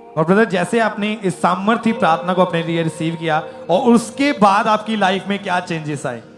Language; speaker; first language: Hindi; non-native, local second language; Punjabi